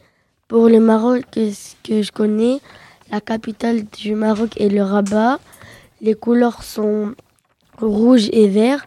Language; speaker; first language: French; early bilingual, other home language; Arabic